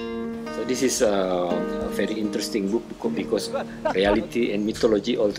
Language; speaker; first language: English; non-native, fluent; Indonesian